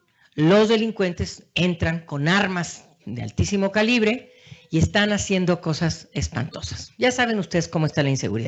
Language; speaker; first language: Spanish; native; Spanish